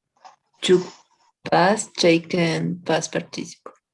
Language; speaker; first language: English; non-native, learner; Spanish